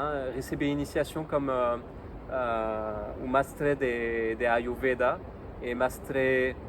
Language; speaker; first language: Portuguese; non-native, learner; French